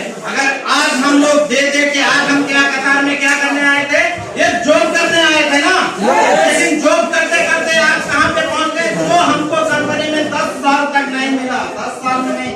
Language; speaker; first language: Hindi; non-native, fluent; Bangla